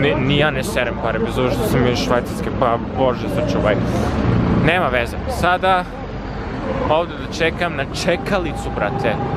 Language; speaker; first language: Serbian; early bilingual, heritage; Serbian